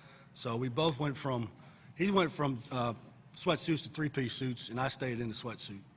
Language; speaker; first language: English; native; English